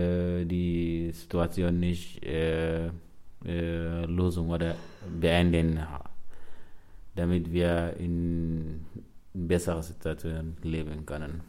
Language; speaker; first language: German; non-native, learner; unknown